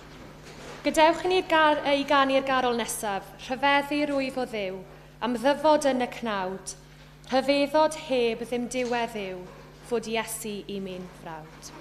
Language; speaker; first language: Welsh; native; Welsh